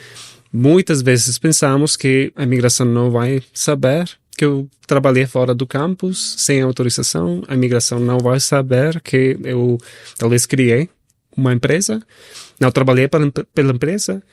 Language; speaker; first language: Portuguese; non-native, fluent; Spanish